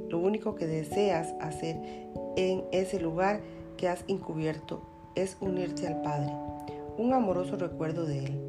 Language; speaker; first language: Spanish; native; Spanish